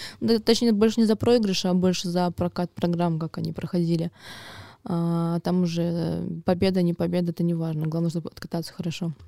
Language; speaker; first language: Russian; native; Russian